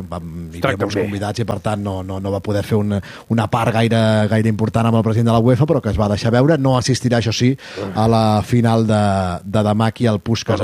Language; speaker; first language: Catalan; native; Catalan